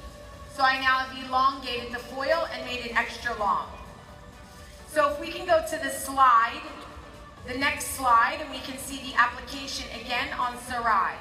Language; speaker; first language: English; native; English